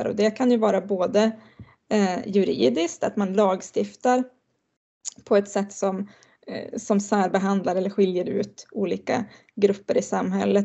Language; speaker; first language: Swedish; native; Swedish